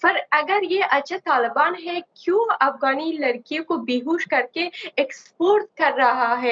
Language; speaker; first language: Hindi; non-native, learner; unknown